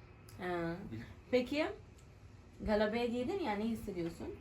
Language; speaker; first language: Turkish; non-native, learner; Arabic